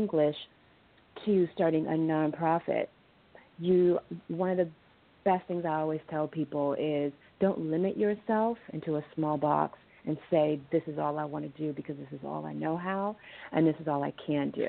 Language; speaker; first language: English; native; English